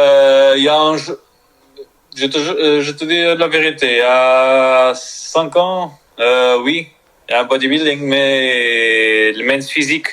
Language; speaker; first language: French; non-native, learner; Spanish